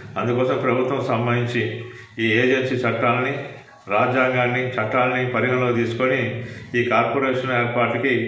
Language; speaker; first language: Telugu; native; Telugu